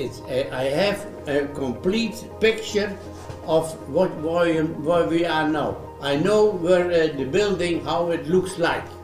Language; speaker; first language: English; non-native, learner; Dutch